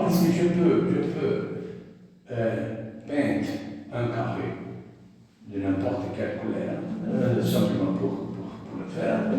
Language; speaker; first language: French; non-native, learner; Portuguese